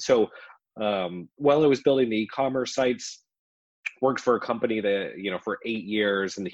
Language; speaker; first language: English; native; English